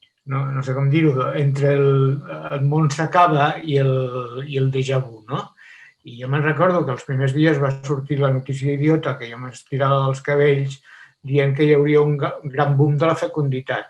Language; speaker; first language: Catalan; native; Catalan